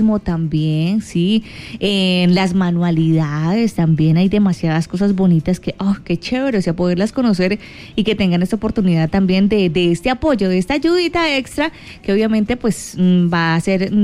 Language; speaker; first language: Spanish; native; Spanish